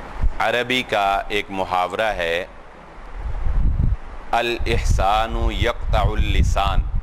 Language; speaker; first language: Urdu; non-native, local second language; Punjabi